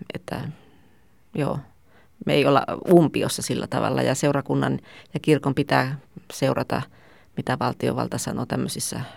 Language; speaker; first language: Finnish; native; Finnish